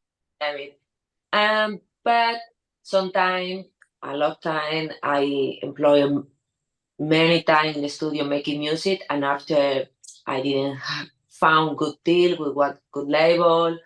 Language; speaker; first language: English; non-native, learner; Spanish